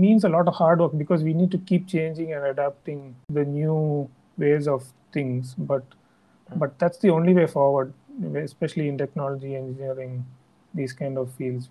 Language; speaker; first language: English; non-native, local second language; Tamil